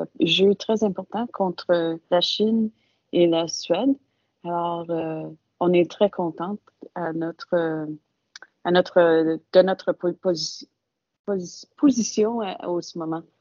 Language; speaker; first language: French; non-native, local second language; English